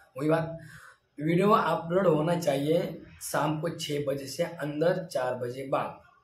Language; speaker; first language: Hindi; non-native, local second language; Marathi